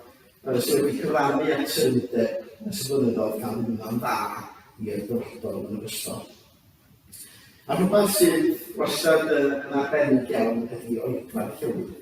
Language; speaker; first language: Welsh; native; Welsh